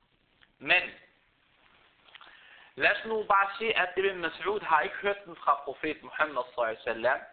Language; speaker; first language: Danish; early bilingual, other home language; Arabic